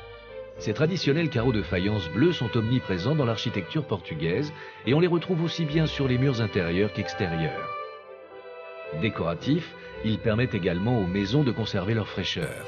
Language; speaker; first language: French; native; French